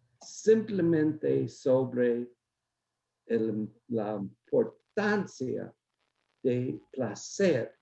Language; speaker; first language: Spanish; non-native, learner; English